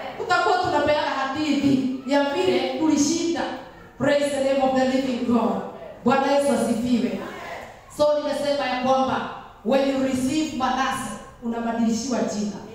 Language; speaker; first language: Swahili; non-native, local second language; Kikuyu